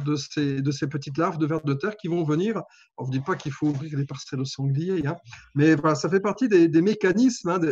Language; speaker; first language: French; native; French